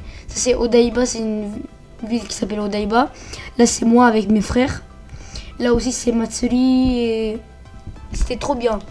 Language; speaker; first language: French; early bilingual, other home language; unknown